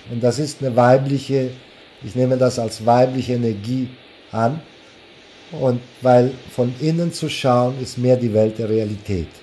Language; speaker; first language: German; non-native, fluent; Italian